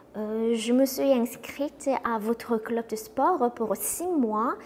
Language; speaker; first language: French; non-native, fluent; Korean